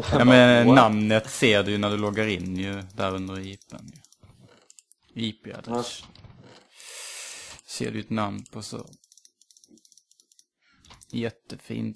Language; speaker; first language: Swedish; native; Swedish